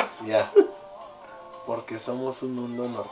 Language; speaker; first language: Spanish; early bilingual, heritage; Spanish